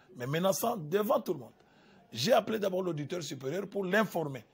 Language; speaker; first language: French; non-native, local second language; Lingala